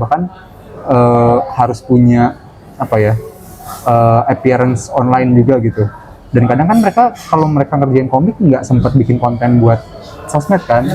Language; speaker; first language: Indonesian; native; Indonesian